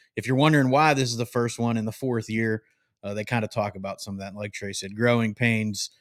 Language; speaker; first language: English; native; English